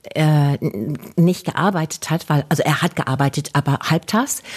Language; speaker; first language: German; non-native, fluent; English